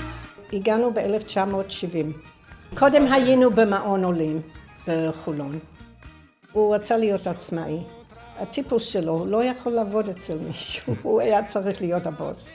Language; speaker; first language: Hebrew; non-native, fluent; English